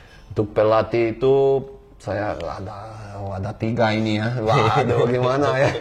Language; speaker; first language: Indonesian; non-native, fluent; Portuguese